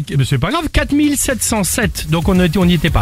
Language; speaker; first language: French; native; French